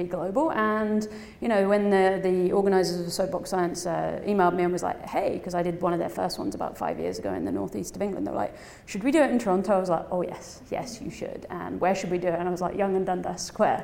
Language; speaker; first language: English; native; English